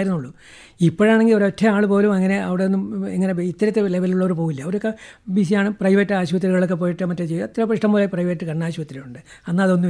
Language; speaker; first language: Malayalam; non-native, local second language; Kannada